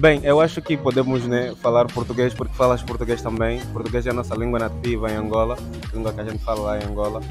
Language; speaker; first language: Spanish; non-native, local second language; Portuguese